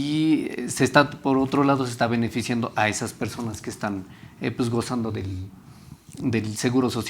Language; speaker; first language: Spanish; native; Spanish